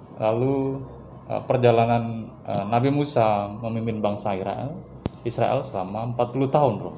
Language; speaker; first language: Indonesian; native; Indonesian